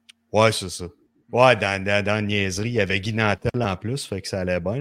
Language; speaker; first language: French; native; French